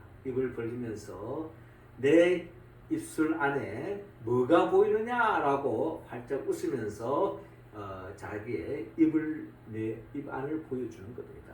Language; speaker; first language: Korean; native; Korean